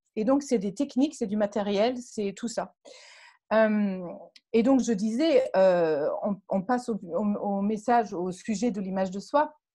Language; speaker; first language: French; non-native, fluent; German